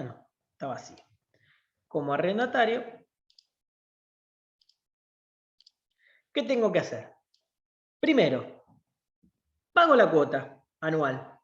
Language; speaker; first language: Spanish; native; Spanish